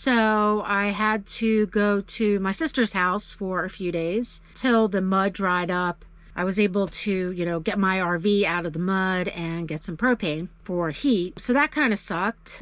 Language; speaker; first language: English; native; English